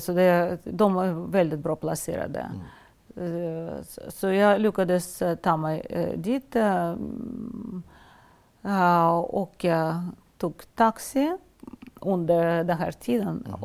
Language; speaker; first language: Swedish; non-native, fluent; Russian